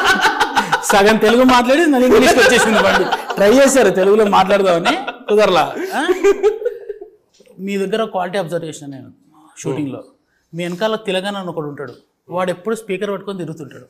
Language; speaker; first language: Telugu; native; Telugu